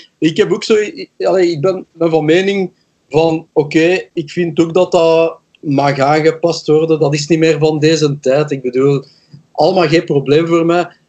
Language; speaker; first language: Dutch; native; Dutch